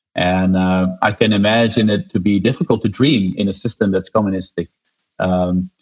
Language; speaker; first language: English; non-native, fluent; Dutch